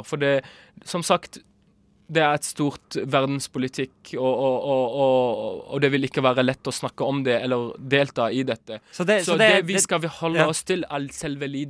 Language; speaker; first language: Norwegian; early bilingual, other home language; Arabic